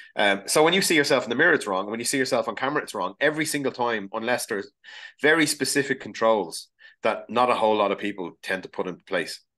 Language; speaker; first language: English; native; English